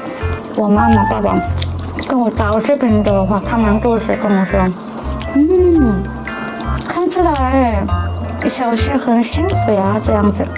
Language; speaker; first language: Chinese; non-native, learner; Korean